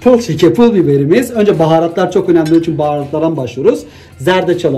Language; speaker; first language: Turkish; native; Turkish